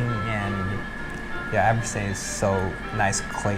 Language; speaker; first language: English; non-native, learner; Chinese